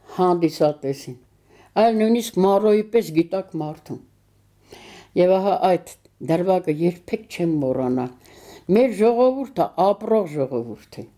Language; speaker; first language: Armenian; native; Armenian